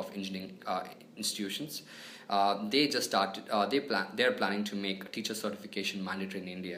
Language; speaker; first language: English; non-native, local second language; Telugu